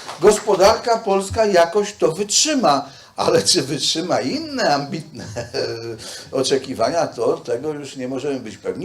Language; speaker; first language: Polish; native; Polish